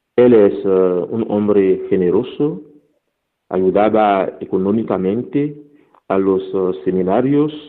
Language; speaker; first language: Spanish; non-native, fluent; Fon